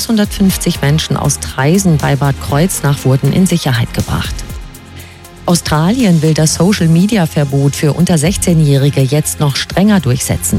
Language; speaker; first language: German; native; German